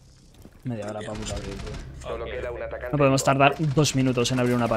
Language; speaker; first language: Spanish; native; Spanish